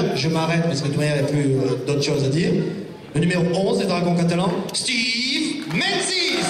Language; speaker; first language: French; native; French